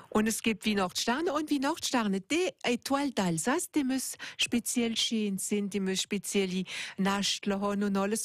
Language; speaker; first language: German; native; German